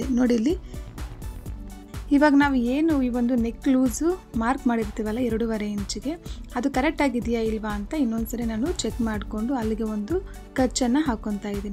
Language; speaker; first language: Kannada; native; Kannada